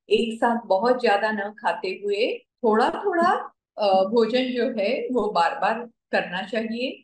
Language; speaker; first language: Hindi; non-native, local second language; Marathi